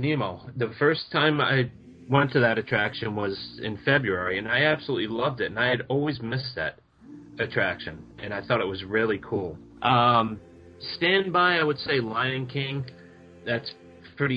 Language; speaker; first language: English; native; English